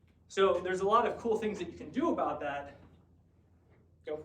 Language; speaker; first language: English; native; English